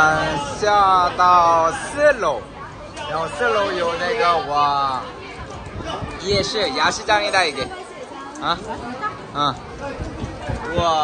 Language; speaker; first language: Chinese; non-native, fluent; Korean